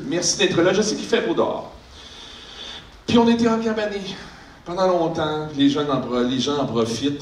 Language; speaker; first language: French; native; French